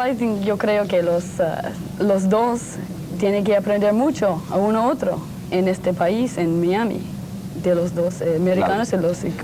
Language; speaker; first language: Spanish; non-native, learner; English